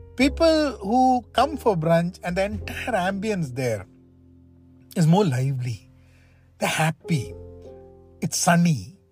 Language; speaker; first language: English; non-native, local second language; Malayalam